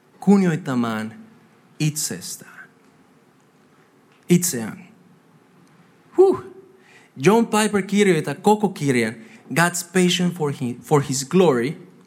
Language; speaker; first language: Finnish; non-native, fluent; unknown